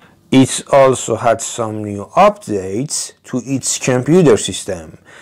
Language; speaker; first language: English; non-native, fluent; Persian